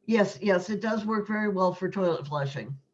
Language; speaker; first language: English; native; English